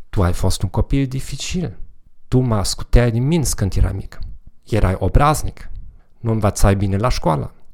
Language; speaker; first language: Romanian; non-native, fluent; German